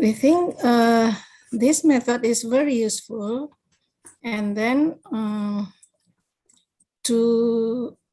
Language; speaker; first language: English; non-native, learner; Indonesian